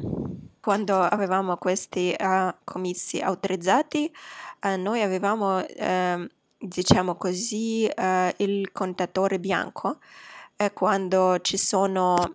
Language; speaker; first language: Italian; non-native, fluent; Russian